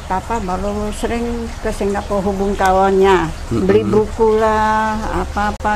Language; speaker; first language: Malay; non-native, local second language; Min Nan Chinese